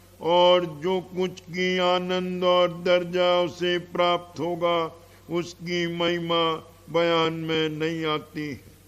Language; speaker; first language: Hindi; native; Hindi